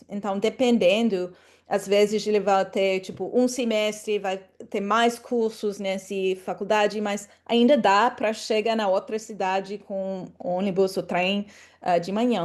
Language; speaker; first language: Portuguese; non-native, fluent; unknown